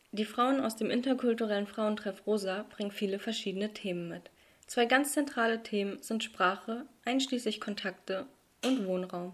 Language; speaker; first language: German; native; German